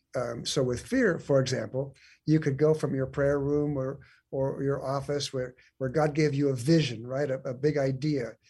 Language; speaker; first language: English; native; English